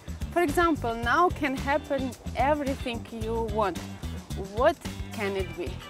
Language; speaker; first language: English; non-native, learner; Russian